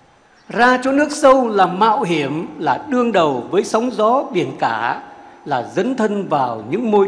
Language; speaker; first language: Vietnamese; native; Vietnamese